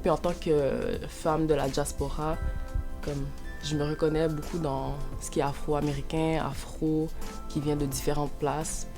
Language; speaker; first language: French; early bilingual, other home language; Haitian Creole